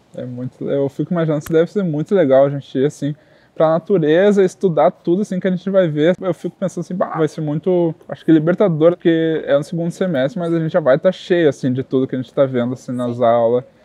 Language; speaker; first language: Portuguese; native; Portuguese